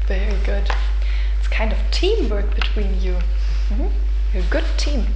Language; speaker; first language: English; non-native, fluent; German